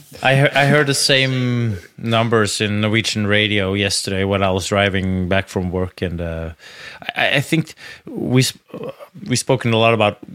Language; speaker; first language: English; non-native, fluent; Norwegian